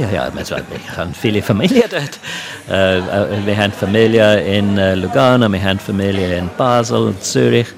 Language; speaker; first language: German; non-native, local second language; English